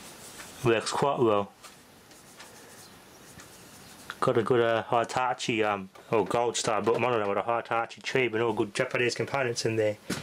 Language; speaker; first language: English; native; English